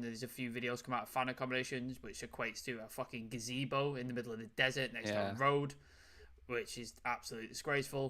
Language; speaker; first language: English; native; English